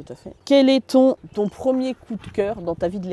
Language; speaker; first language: French; native; French